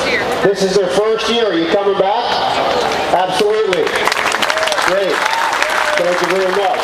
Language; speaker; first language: English; native; English